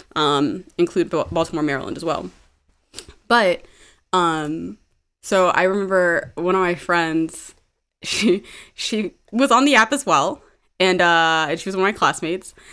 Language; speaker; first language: English; early bilingual, other home language; Amharic